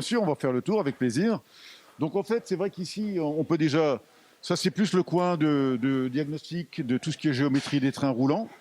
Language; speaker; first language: French; native; French